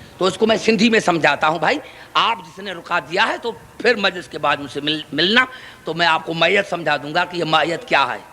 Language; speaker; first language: Urdu; non-native, local second language; Sindhi